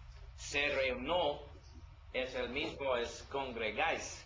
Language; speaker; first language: Spanish; non-native, learner; English